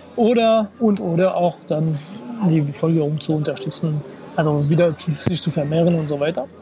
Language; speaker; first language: German; non-native, fluent; French